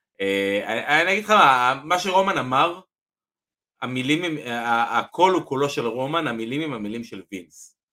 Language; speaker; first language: Hebrew; native; Hebrew